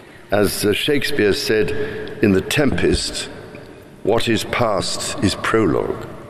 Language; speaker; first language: English; native; English